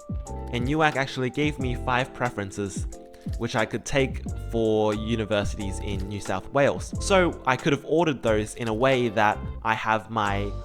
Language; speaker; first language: English; early bilingual, other home language; Chinese